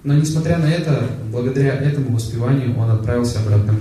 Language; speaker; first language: Russian; native; Russian